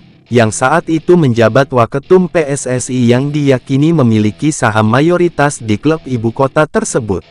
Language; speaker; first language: Indonesian; native; Indonesian